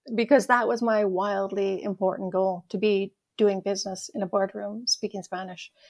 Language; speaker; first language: English; native; English